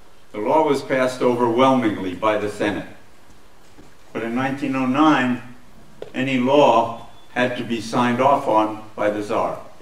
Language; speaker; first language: English; native; English